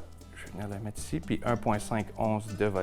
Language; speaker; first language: French; native; French